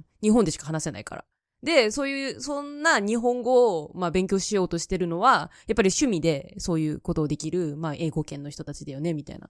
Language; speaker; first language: Japanese; native; Japanese